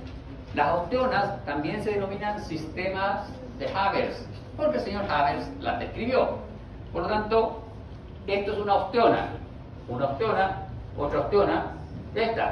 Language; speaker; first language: Spanish; native; Spanish